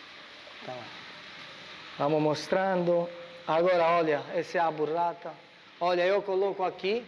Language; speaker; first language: Portuguese; non-native, learner; Italian